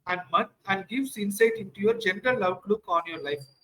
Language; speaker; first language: English; non-native, local second language; Tamil